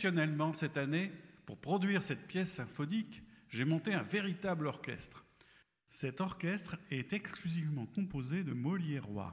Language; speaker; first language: French; native; French